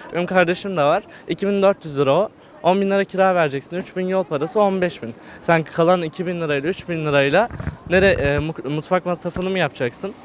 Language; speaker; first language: Turkish; native; Turkish